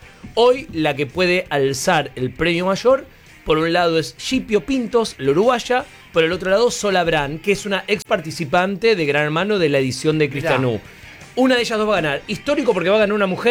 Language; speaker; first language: Spanish; native; Spanish